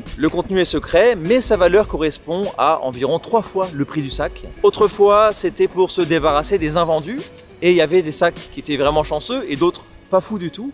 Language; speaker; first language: French; native; French